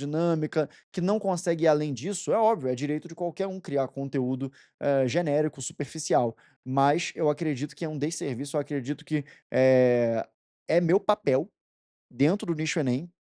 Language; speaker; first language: Portuguese; native; Portuguese